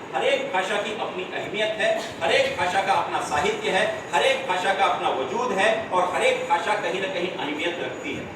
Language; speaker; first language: Hindi; non-native, local second language; Kannada